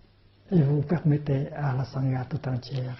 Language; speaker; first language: French; non-native, fluent; Vietnamese